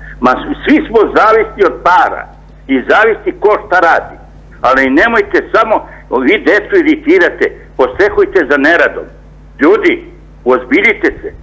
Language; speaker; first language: Serbian; native; Serbian